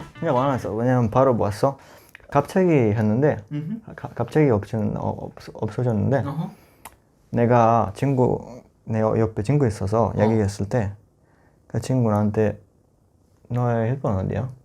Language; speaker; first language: Korean; non-native, learner; Italian